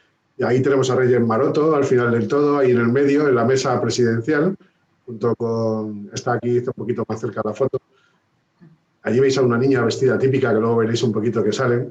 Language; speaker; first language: Spanish; native; Spanish